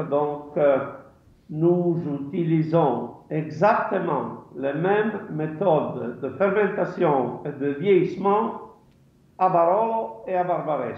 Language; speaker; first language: French; non-native, fluent; Italian